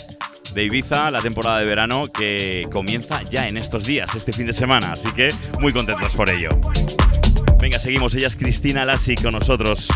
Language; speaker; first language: Spanish; native; Spanish